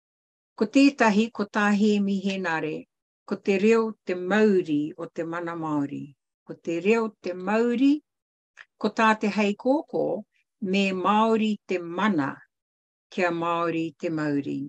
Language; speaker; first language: Māori; non-native, local second language; English